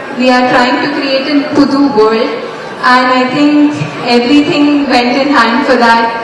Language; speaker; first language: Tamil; non-native, learner; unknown